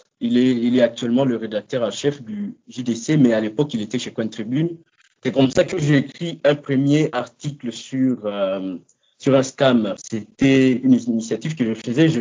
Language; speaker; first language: French; non-native, local second language; Lingala